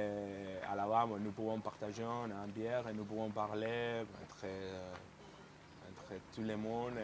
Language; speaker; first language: French; non-native, fluent; Spanish